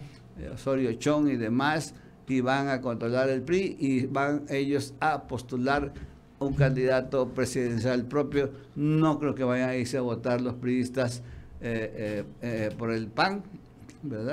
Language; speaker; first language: Spanish; native; Spanish